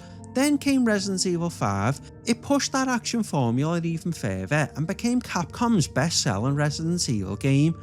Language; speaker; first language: English; native; English